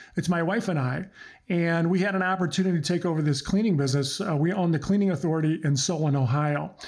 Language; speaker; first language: English; early bilingual, other home language; Croatian